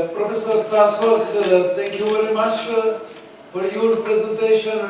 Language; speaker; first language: English; non-native, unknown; Albanian